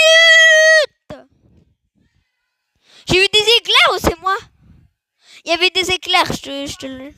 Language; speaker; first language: French; native; French